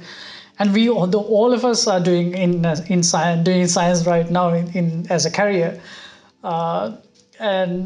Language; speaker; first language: English; non-native, local second language; Sinhala